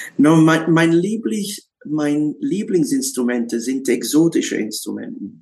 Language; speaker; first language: German; non-native, learner; English